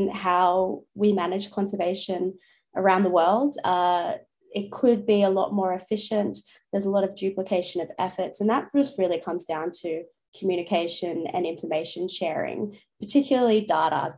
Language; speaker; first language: English; native; English